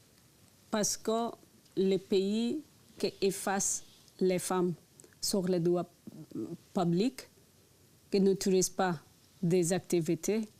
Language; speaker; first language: French; non-native, learner; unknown